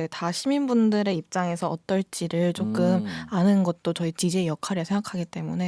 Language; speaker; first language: Korean; native; Korean